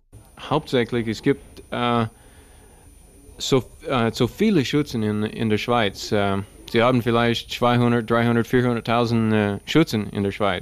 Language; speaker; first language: German; non-native, learner; English